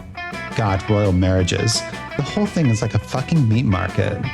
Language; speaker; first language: English; native; English